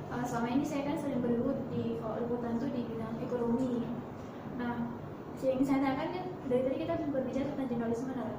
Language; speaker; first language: Indonesian; native; Indonesian